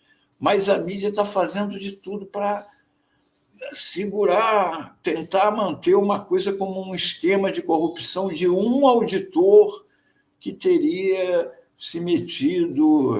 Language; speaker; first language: Portuguese; native; Portuguese